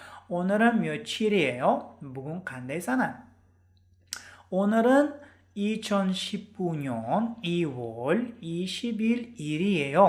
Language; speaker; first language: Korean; non-native, fluent; Uzbek